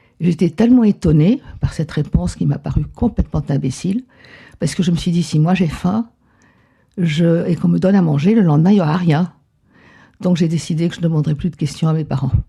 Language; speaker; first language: French; non-native, fluent; Spanish